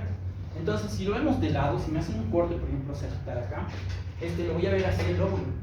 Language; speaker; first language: Spanish; native; Spanish